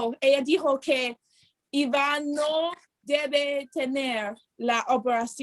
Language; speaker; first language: Spanish; non-native, learner; English